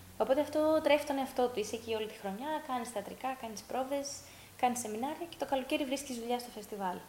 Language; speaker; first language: Greek; early bilingual, heritage; Greek